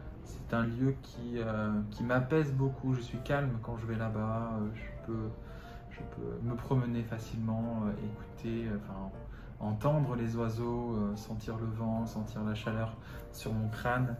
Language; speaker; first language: French; non-native, fluent; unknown